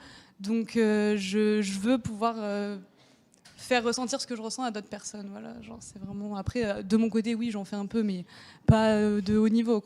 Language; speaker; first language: French; native; French